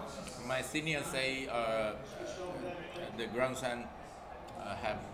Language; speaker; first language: English; non-native, learner; Japanese